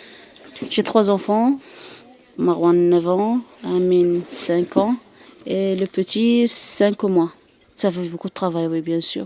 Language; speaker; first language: French; non-native, fluent; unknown